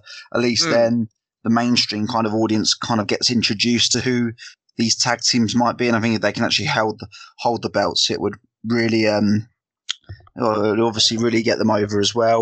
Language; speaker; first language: English; native; English